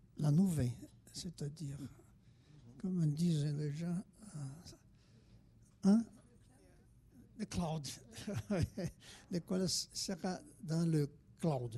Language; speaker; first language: French; non-native, fluent; Portuguese